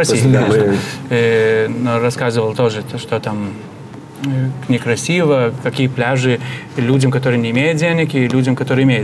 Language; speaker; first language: Russian; non-native, fluent; Lithuanian